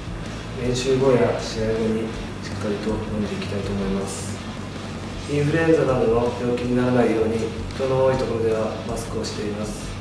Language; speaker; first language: Japanese; native; Japanese